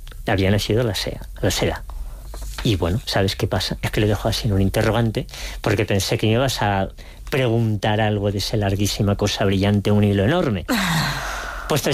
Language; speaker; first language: Spanish; native; Spanish